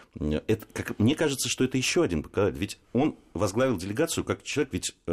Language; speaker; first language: Russian; native; Russian